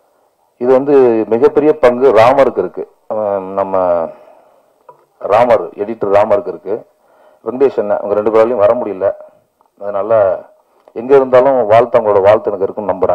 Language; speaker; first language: Tamil; native; Tamil